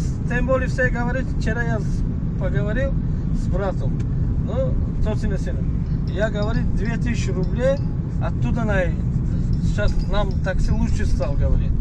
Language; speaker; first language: Russian; non-native, learner; Uzbek